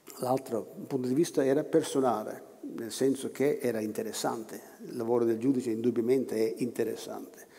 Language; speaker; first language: Italian; non-native, fluent; English